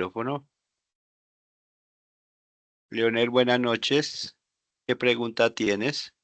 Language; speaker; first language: Spanish; native; Spanish